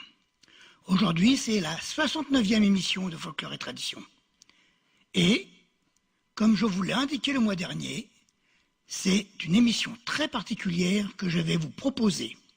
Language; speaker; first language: French; native; French